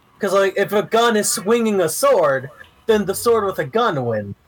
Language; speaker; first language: English; early bilingual, heritage; Spanish